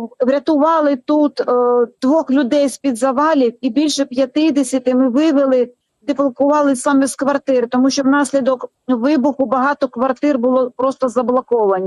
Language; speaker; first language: Ukrainian; native; Ukrainian